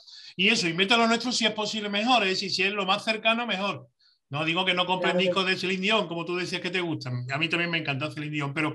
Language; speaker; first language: Spanish; native; Spanish